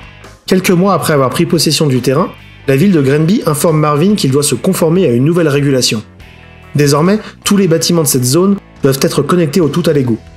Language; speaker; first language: French; native; French